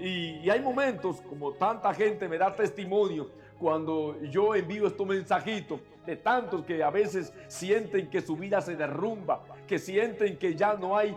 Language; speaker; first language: Spanish; native; Spanish